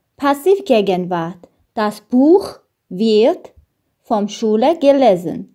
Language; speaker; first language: German; non-native, learner; Armenian